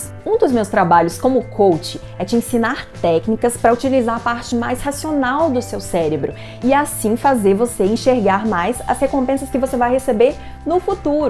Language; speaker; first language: Portuguese; native; Portuguese